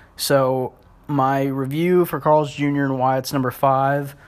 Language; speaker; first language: English; native; English